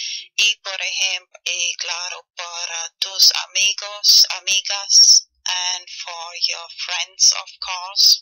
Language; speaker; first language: Spanish; non-native, fluent; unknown